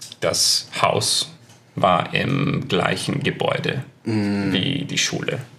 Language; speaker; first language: German; non-native, fluent; English